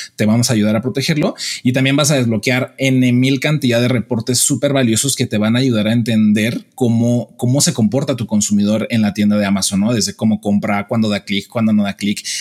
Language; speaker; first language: Spanish; native; Spanish